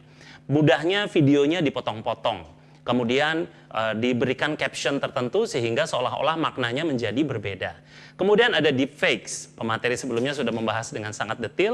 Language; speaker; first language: Indonesian; native; Indonesian